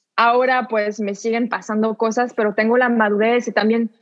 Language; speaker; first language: Spanish; non-native, fluent; French